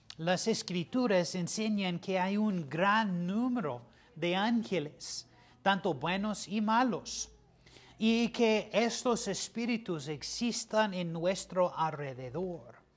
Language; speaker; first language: Spanish; non-native, fluent; English